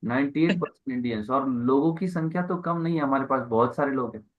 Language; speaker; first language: Hindi; non-native, local second language; Marathi